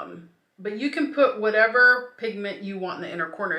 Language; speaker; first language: English; native; English